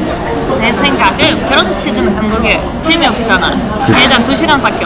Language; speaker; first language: Korean; non-native, learner; Russian